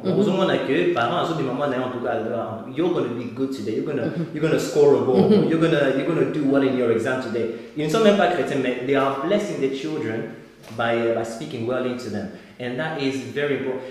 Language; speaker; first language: English; non-native, fluent; Lingala